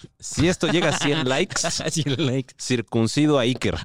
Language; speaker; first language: Spanish; native; Spanish